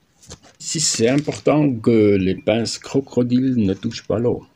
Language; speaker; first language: French; non-native, learner; German